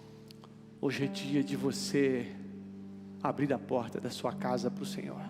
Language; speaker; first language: Portuguese; native; Portuguese